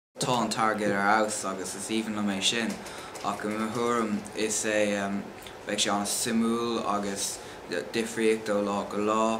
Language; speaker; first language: Irish; non-native, local second language; English